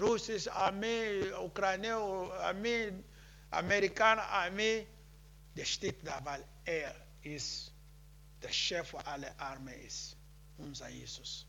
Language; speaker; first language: German; non-native, learner; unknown